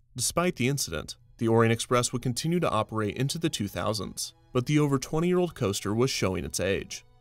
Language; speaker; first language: English; native; English